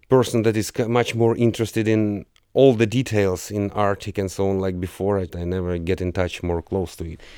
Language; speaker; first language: English; non-native, fluent; Russian